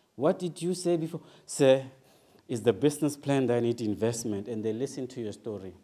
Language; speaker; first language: English; non-native, local second language; Northern Sotho